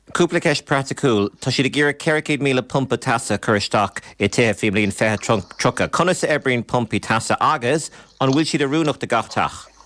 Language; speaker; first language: Irish; native; Irish